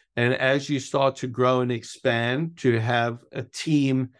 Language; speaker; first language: English; native; English